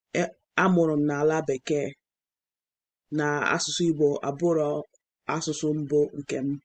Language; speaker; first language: Igbo; non-native, learner; English